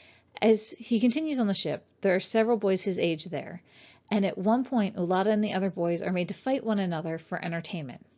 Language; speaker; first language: English; native; English